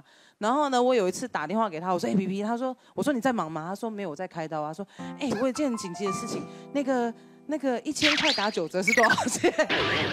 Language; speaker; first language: Chinese; native; Chinese